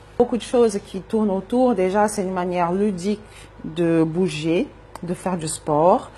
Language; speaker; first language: French; non-native, fluent; Portuguese